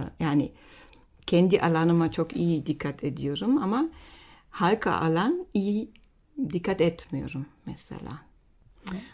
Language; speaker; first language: Turkish; non-native, fluent; German